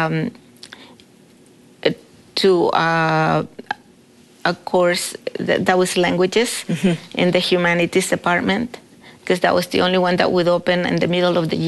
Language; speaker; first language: English; non-native, fluent; Spanish